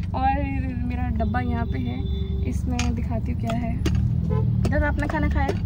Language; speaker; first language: Hindi; non-native, local second language; Bangla